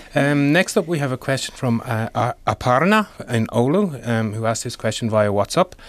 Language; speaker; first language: English; native; English